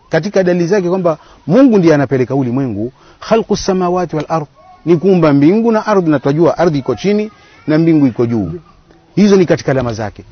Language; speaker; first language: Swahili; native; Swahili